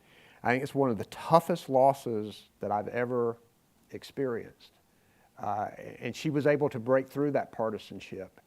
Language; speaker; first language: English; native; English